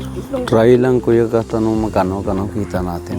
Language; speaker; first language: Filipino; non-native, learner; Punjabi